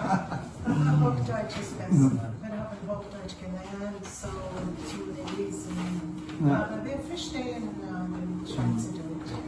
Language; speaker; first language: German; non-native, learner; English